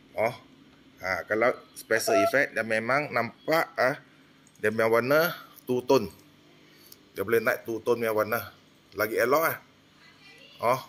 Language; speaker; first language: Malay; non-native, local second language; Min Nan Chinese